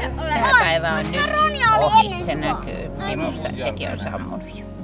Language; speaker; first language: Finnish; native; Finnish